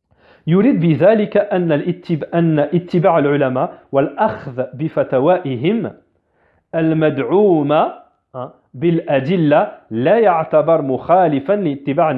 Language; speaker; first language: Arabic; non-native, fluent; French